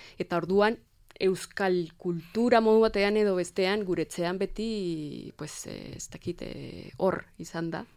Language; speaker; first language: Basque; non-native, fluent; Spanish